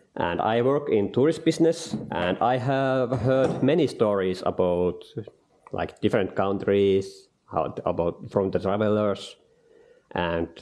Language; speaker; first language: English; non-native, learner; Finnish